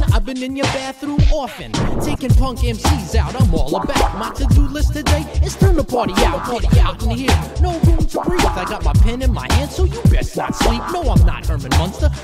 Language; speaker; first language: English; native; English